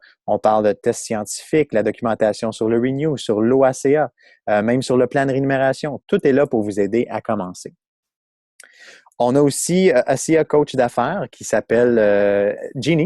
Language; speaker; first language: French; native; French